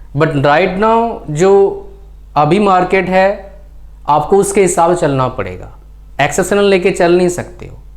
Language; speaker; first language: Hindi; native; Hindi